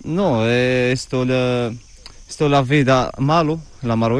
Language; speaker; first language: Spanish; non-native, learner; Arabic